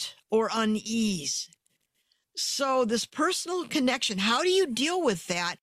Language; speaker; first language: English; native; English